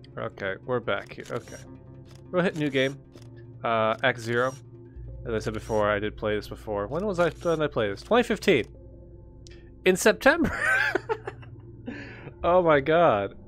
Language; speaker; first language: English; native; English